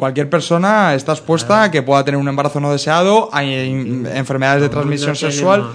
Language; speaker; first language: Spanish; native; Spanish